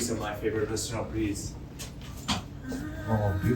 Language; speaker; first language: English; non-native, learner; Japanese